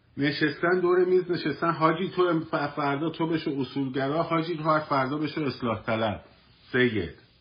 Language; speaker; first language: Persian; native; Persian